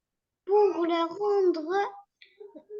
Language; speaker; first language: French; non-native, learner; Arabic